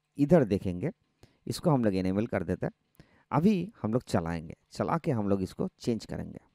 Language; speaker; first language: Hindi; non-native, local second language; Bangla